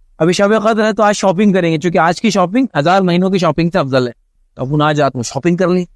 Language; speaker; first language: Urdu; native; Urdu